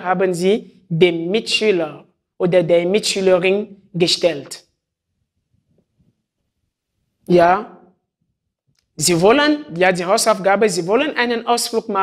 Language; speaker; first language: German; non-native, fluent; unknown